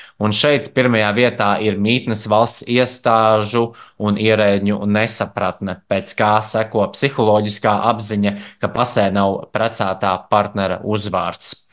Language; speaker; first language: Latvian; native; Latvian